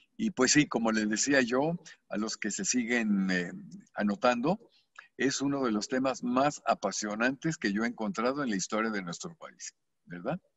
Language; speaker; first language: Spanish; native; Spanish